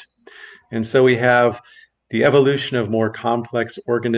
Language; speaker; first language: English; native; English